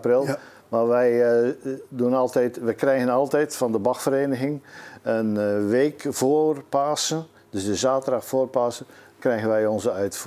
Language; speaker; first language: Dutch; native; Dutch